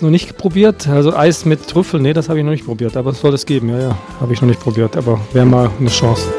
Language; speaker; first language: German; early bilingual, other home language; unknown